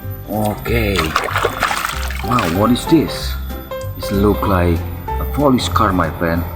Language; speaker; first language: English; non-native, learner; Indonesian